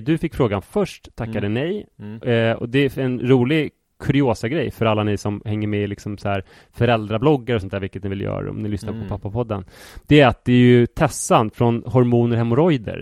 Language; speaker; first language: Swedish; native; Swedish